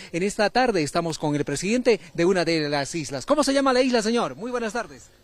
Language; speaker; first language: Spanish; native; Spanish